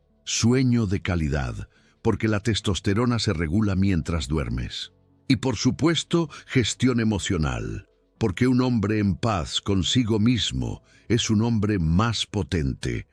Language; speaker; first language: Spanish; native; Spanish